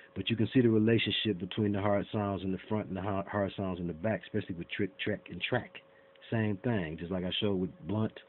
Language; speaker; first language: English; native; English